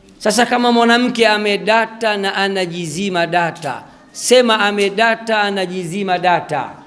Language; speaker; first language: Swahili; native; Swahili